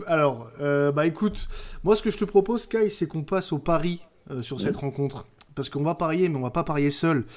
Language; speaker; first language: French; native; French